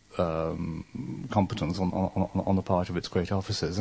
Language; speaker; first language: English; native; English